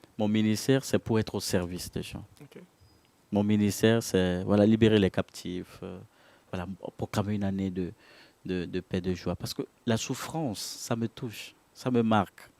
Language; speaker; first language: French; non-native, local second language; Ewe